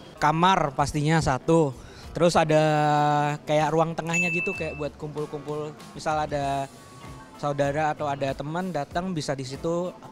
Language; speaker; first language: Indonesian; native; Indonesian